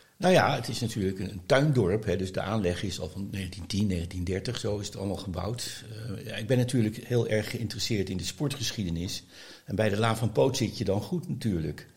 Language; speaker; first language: Dutch; native; Dutch